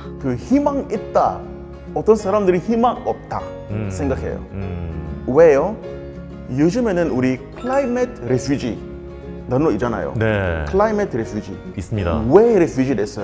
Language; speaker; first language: Korean; non-native, learner; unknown